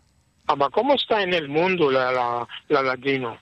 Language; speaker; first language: Spanish; early bilingual, heritage; Hebrew